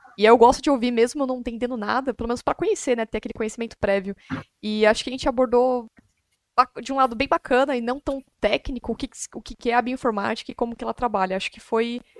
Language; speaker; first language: Portuguese; native; Portuguese